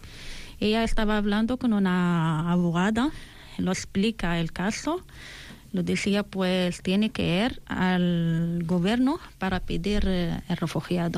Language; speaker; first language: Spanish; non-native, learner; Arabic